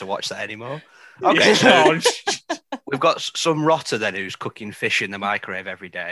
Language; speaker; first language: English; native; English